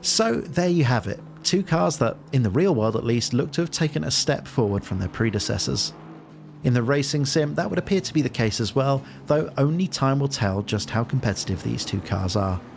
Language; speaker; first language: English; native; English